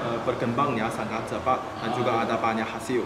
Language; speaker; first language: Indonesian; non-native, fluent; Chinese